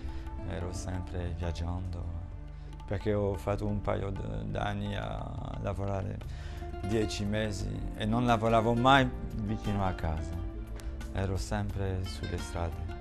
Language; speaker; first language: Italian; non-native, fluent; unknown